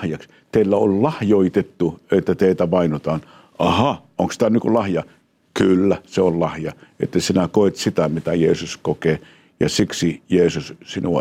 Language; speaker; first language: Finnish; non-native, fluent; Hebrew